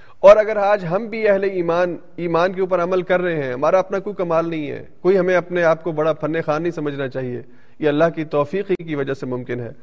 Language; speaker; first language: Urdu; early bilingual, heritage; Urdu